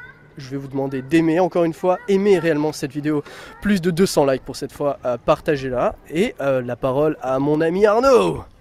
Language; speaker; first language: French; native; French